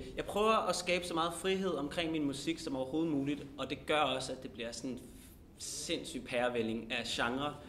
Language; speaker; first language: Danish; native; Danish